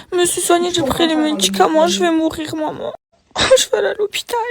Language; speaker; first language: French; native; French